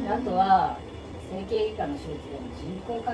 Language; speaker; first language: Japanese; native; Japanese